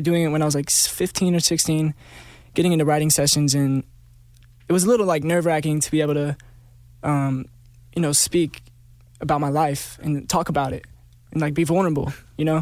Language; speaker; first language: English; native; English